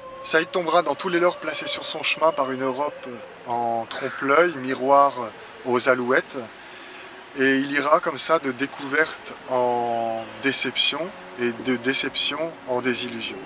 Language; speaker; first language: French; native; French